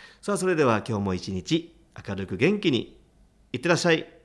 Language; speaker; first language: Japanese; native; Japanese